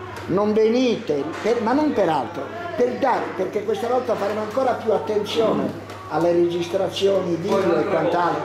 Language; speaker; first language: Italian; native; Italian